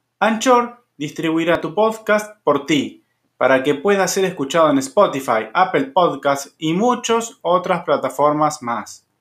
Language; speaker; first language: Spanish; native; Spanish